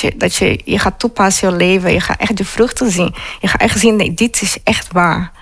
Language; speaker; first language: Dutch; non-native, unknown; Portuguese